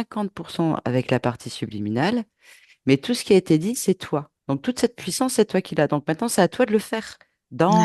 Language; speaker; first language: French; native; French